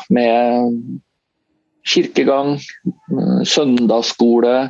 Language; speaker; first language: Norwegian; native; Norwegian